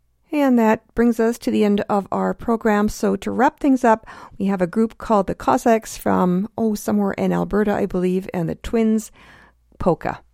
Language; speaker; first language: English; early bilingual, other home language; Ukrainian